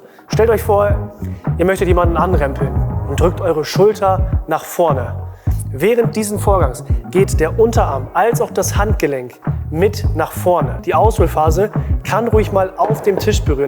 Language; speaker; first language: German; native; German